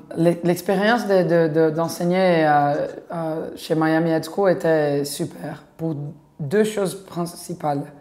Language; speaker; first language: French; non-native, fluent; Portuguese